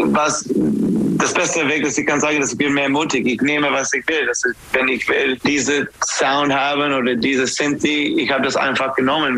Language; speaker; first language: German; non-native, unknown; English